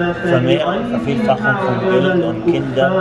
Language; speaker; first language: German; non-native, fluent; Arabic